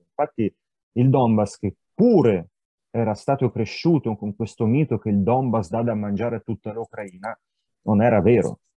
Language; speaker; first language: Italian; non-native, fluent; Ukrainian